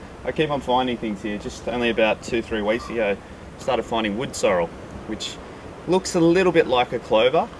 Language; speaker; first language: English; native; English